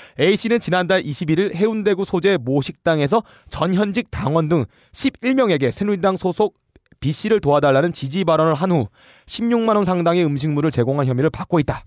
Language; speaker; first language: Korean; native; Korean